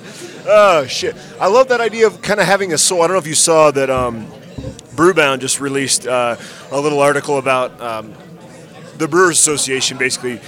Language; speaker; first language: English; native; English